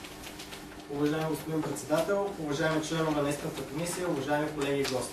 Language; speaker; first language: Bulgarian; native; Bulgarian